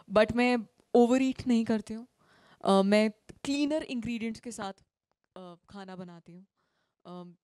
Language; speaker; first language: Hindi; native; Hindi